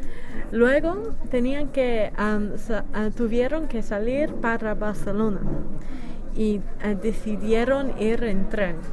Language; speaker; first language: Spanish; non-native, learner; English